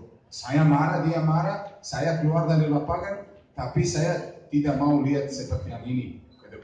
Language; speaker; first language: Indonesian; non-native, fluent; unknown